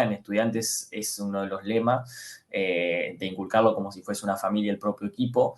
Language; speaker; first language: Spanish; native; Spanish